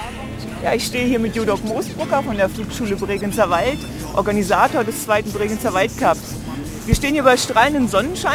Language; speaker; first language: German; native; German